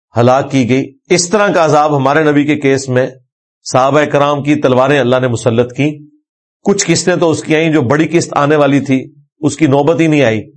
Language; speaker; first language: Urdu; non-native, local second language; Punjabi